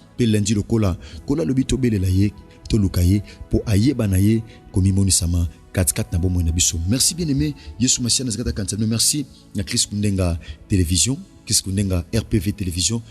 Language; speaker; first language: Lingala; native; Lingala